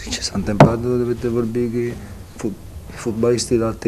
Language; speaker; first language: Romanian; non-native, learner; Italian